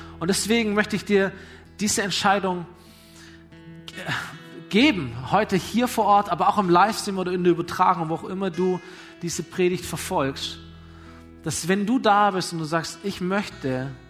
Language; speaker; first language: German; native; German